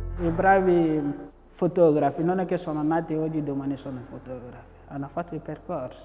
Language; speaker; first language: Italian; non-native, fluent; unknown